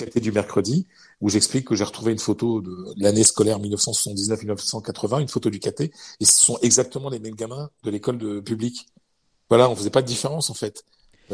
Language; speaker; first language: French; native; French